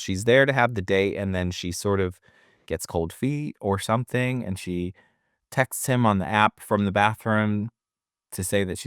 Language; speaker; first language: English; native; English